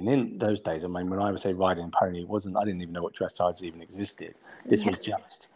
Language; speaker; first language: English; native; English